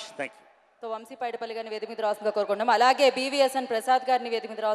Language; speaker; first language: Telugu; native; Telugu